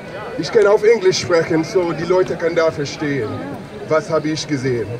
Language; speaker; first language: German; non-native, learner; English